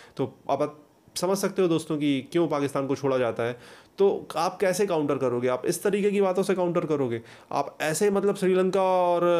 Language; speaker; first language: Hindi; native; Hindi